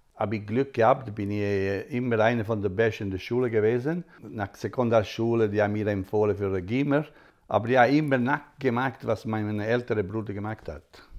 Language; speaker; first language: German; non-native, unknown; Italian